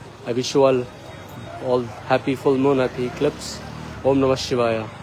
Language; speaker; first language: English; non-native, local second language; Tamil